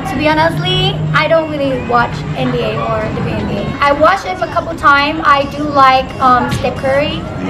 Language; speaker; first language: English; non-native, learner; Thai